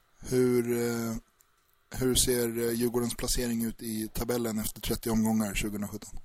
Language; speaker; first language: Swedish; native; Swedish